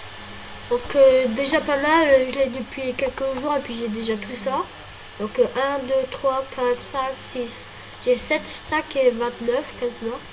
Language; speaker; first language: French; native; French